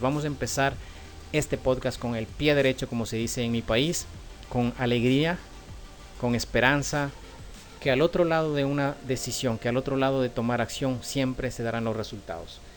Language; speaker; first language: Spanish; native; Spanish